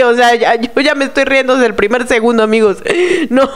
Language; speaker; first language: Spanish; native; Spanish